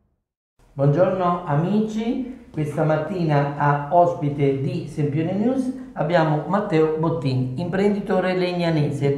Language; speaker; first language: Italian; native; Italian